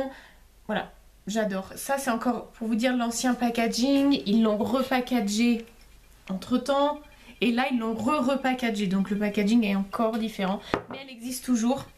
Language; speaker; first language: French; native; French